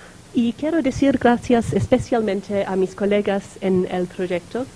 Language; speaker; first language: Spanish; non-native, fluent; English